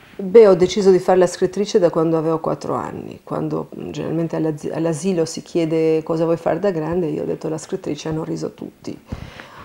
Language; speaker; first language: Italian; non-native, fluent; Albanian